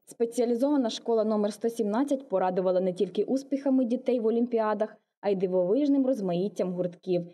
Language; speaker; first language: Ukrainian; native; Ukrainian